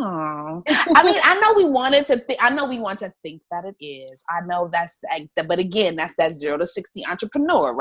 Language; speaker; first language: English; native; English